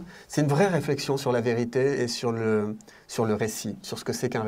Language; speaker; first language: French; native; French